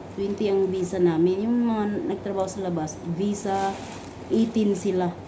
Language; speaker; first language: Filipino; non-native, local second language; Cebuano